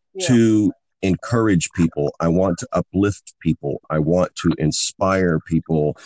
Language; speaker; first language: English; native; English